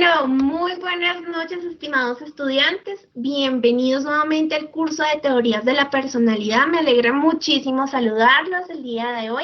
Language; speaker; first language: Spanish; native; Spanish